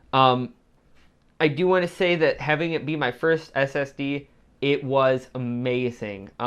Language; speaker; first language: English; native; English